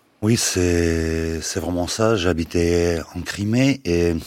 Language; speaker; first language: French; non-native, fluent; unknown